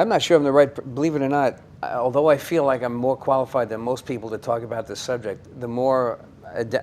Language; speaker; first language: English; native; English